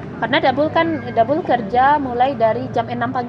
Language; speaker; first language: Indonesian; non-native, local second language; Minangkabau